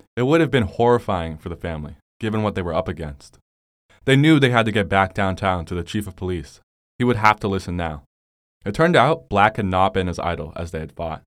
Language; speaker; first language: English; native; English